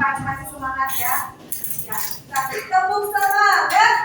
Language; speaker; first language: Indonesian; native; Indonesian